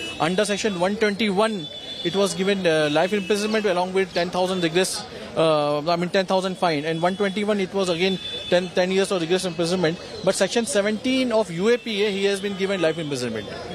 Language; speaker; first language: English; non-native, local second language; Hindi